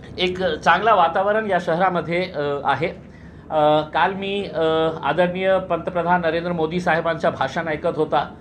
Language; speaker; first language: Marathi; non-native, local second language; Urdu